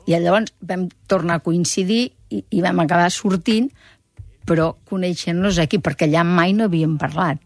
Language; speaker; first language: Catalan; native; Catalan